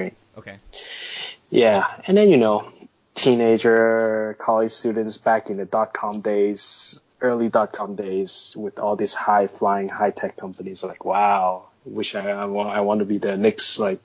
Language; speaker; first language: English; non-native, local second language; Cantonese